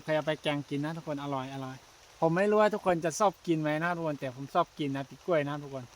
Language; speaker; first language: Thai; non-native, local second language; Shan